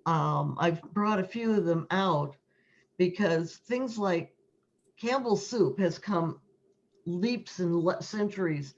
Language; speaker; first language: English; native; English